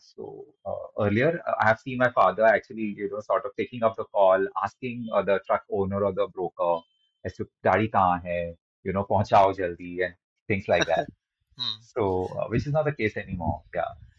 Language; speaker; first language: English; non-native, local second language; Hindi